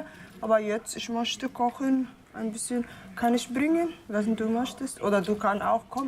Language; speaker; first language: German; non-native, learner; Somali